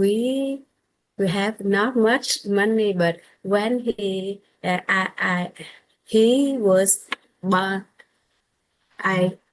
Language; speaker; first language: English; non-native, learner; Vietnamese